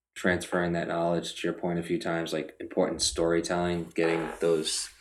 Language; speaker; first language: English; native; English